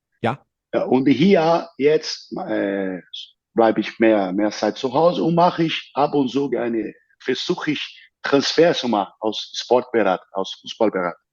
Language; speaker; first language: German; non-native, fluent; Portuguese